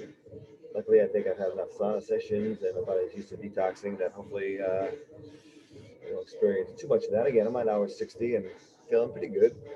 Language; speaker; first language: English; native; English